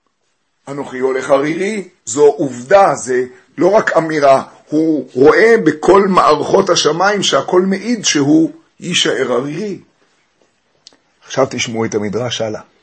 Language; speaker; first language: Hebrew; native; Hebrew